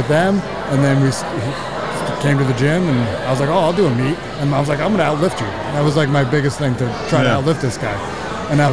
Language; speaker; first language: English; native; English